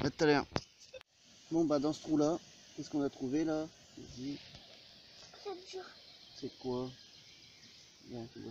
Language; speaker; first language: French; native; French